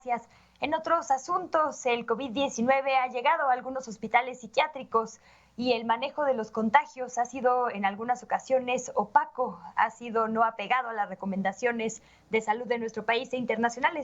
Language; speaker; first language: Spanish; native; Spanish